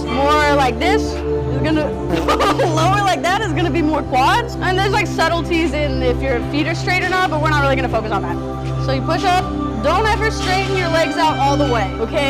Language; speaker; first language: English; native; English